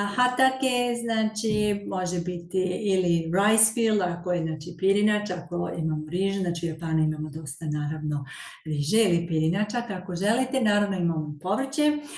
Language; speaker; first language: Bosnian; early bilingual, heritage; Serbian